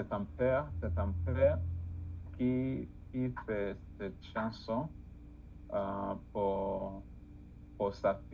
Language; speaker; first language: French; non-native, learner; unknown